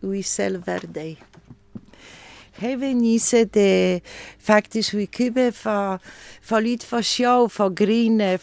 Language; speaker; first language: Danish; non-native, learner; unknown